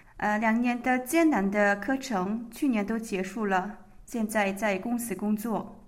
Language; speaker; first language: Chinese; non-native, fluent; Korean